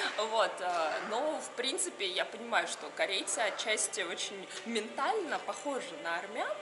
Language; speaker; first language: Russian; native; Russian